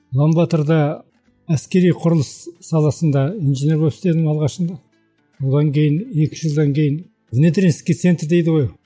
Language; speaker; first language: Kazakh; early bilingual, heritage; Kazakh